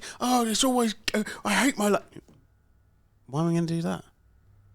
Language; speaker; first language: English; native; English